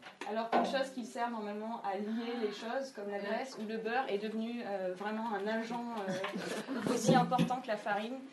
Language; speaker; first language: French; native; French